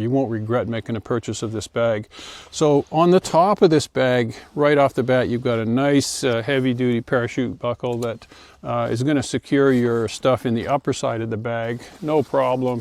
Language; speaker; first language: English; native; English